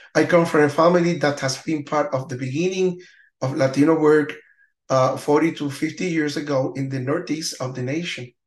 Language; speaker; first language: English; non-native, learner; Spanish